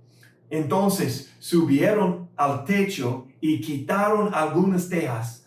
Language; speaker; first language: Spanish; non-native, fluent; English